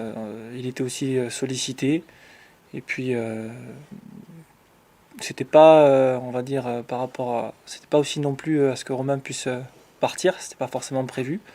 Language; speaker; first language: French; native; French